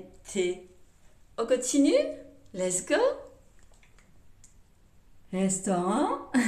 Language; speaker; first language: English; non-native, learner; French